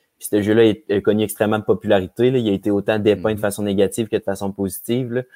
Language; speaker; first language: French; native; French